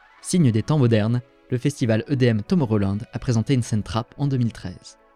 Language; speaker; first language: French; native; French